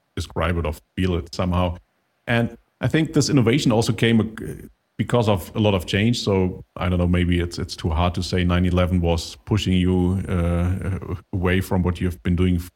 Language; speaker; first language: English; non-native, fluent; German